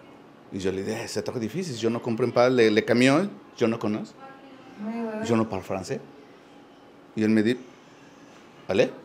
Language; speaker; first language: French; non-native, learner; Spanish